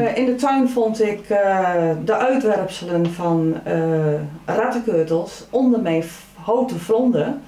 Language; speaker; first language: Dutch; native; Dutch